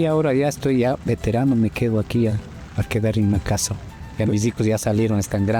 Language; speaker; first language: Spanish; non-native, local second language; Quechua